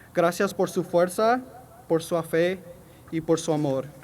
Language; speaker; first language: Spanish; early bilingual, heritage; Spanish